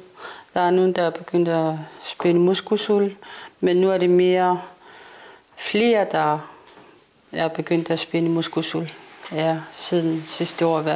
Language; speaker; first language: Danish; non-native, local second language; Kalaallisut